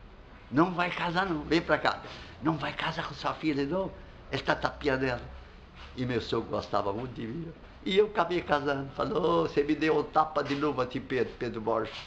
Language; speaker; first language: Portuguese; non-native, fluent; Arabic